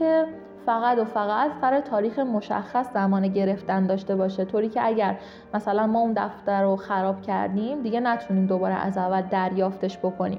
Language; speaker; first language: Persian; native; Persian